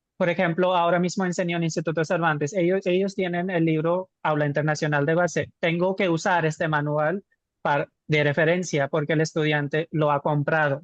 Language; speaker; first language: Spanish; non-native, fluent; Hindi